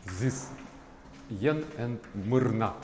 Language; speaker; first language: English; non-native, learner; Ukrainian